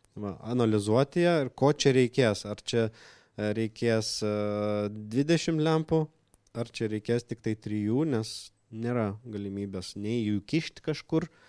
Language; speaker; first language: Lithuanian; non-native, local second language; Russian